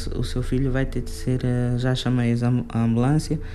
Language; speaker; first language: Portuguese; native; Portuguese